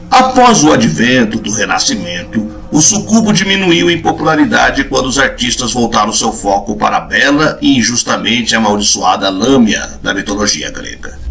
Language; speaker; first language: Portuguese; native; Portuguese